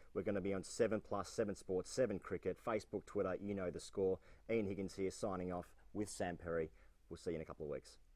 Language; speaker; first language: English; native; English